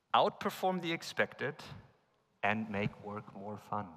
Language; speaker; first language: English; non-native, fluent; German